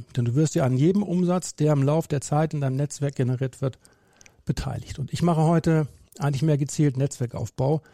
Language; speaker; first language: German; native; German